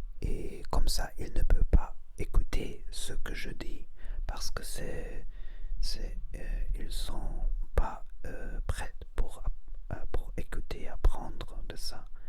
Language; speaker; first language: French; non-native, learner; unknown